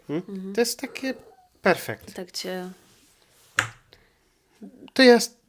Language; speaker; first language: Polish; non-native, learner; Portuguese